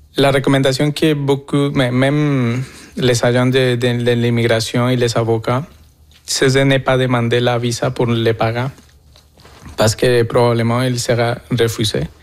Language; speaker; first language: French; non-native, fluent; Spanish